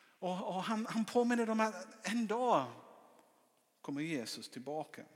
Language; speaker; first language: Swedish; non-native, fluent; English